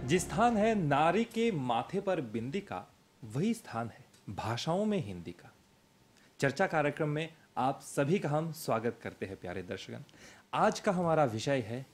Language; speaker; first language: Hindi; early bilingual, heritage; Hindi